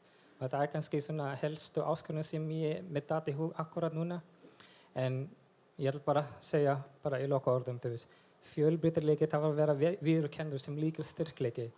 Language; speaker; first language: Icelandic; non-native, fluent; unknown